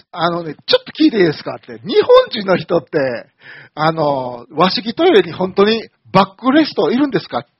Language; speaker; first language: Japanese; native; Japanese